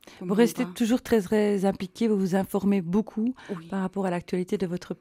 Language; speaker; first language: French; native; French